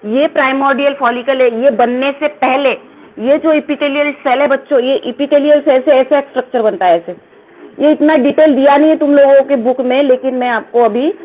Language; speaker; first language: Hindi; non-native, local second language; Marathi